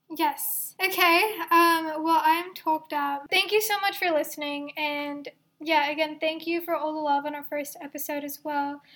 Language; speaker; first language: English; early bilingual, other home language; Hindi